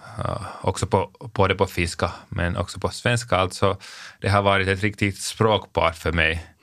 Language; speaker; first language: Swedish; non-native, local second language; Finnish